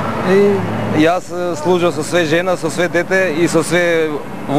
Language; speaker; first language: Macedonian; early bilingual, heritage; Macedonian